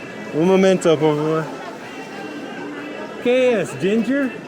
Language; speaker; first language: Spanish; non-native, learner; English